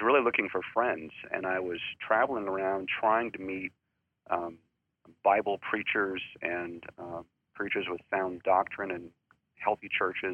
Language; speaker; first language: English; native; English